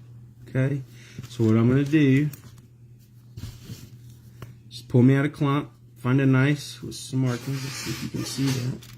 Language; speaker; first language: English; native; English